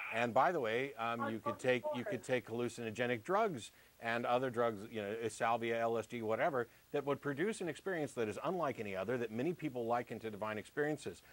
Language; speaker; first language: English; native; English